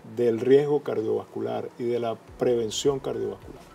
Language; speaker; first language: Spanish; native; Spanish